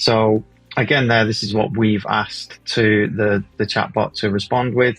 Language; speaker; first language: English; native; English